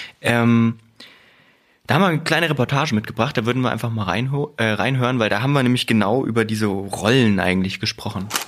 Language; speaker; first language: German; native; German